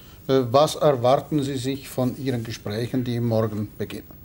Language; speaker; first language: German; native; German